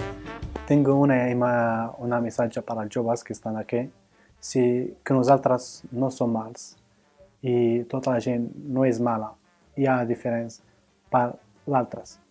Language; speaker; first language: Catalan; non-native, learner; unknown